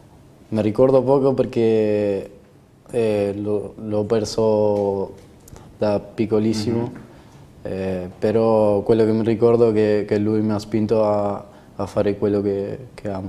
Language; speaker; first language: Italian; non-native, fluent; Spanish